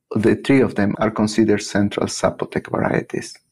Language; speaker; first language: English; non-native, fluent; Spanish